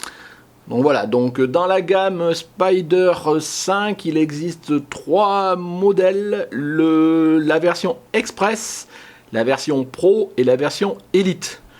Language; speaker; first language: French; native; French